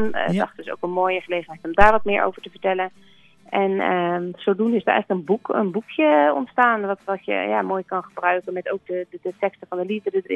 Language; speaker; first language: Dutch; native; Dutch